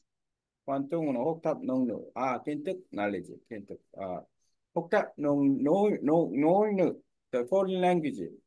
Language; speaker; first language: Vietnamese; non-native, learner; Korean